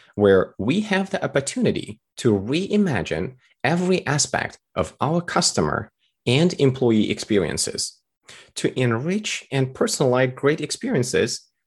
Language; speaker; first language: English; early bilingual, other home language; Tajik